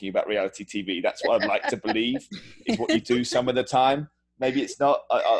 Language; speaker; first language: English; native; English